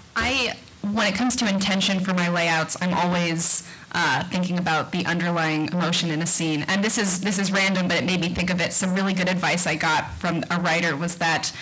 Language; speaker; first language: English; native; English